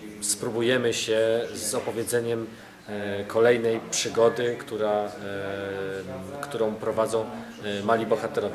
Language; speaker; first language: Polish; native; Polish